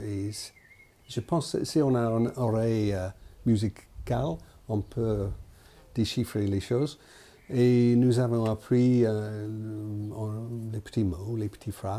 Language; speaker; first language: French; non-native, fluent; English